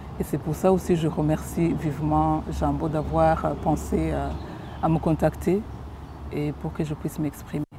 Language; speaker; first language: French; non-native, local second language; Kinyarwanda